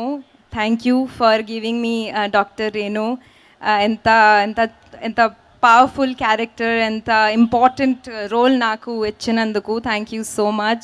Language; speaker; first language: Telugu; non-native, learner; Hindi